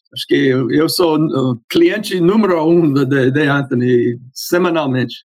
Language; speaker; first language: Portuguese; non-native, fluent; English